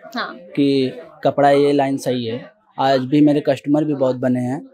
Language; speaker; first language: Hindi; native; Hindi